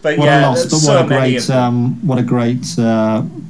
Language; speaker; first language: English; native; English